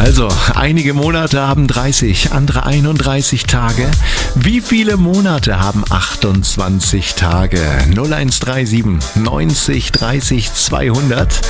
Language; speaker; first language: German; native; German